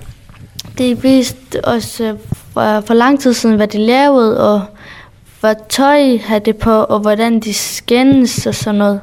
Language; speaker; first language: Danish; early bilingual, other home language; Kurdish